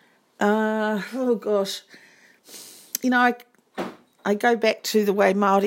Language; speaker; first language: English; native; English